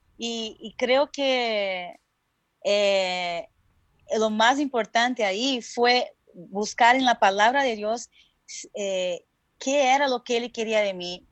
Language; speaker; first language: Spanish; non-native, fluent; Portuguese